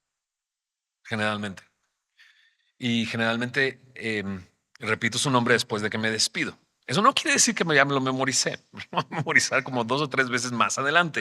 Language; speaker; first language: Spanish; native; Spanish